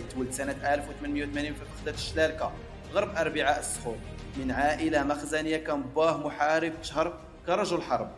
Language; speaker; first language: Arabic; native; Arabic